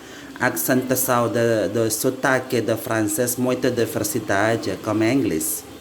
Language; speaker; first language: Portuguese; non-native, learner; Indonesian